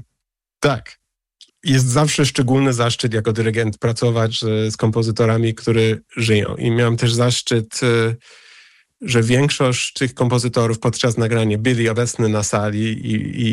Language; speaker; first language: Polish; early bilingual, heritage; English